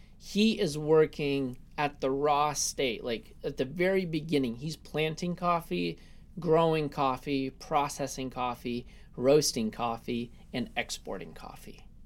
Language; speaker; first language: English; early bilingual, other home language; Russian